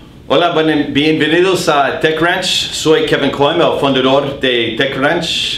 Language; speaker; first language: Spanish; non-native, learner; English